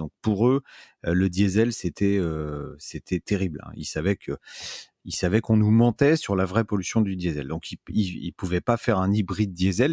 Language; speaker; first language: French; native; French